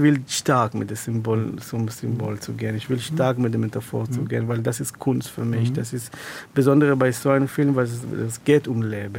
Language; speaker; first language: German; non-native, fluent; Hebrew